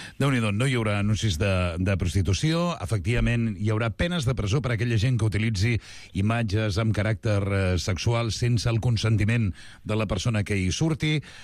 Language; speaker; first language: Catalan; native; Catalan